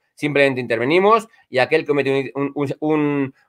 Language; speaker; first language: Spanish; native; Spanish